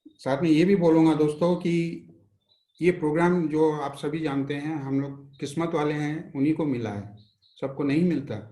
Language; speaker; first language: Hindi; non-native, local second language; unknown